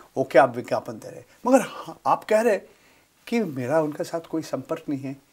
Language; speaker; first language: Hindi; non-native, local second language; Bangla